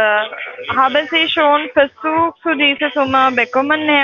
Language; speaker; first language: German; non-native, learner; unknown